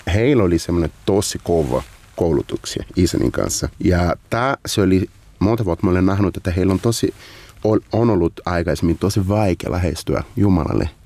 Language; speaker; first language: Finnish; non-native, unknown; Portuguese